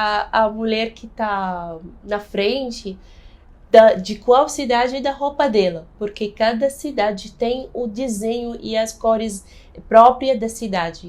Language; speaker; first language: Portuguese; non-native, fluent; Arabic